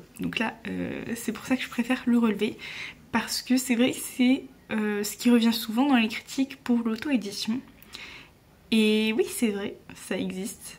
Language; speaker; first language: French; native; French